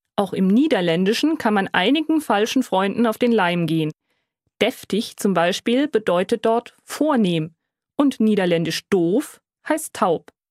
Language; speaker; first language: German; native; German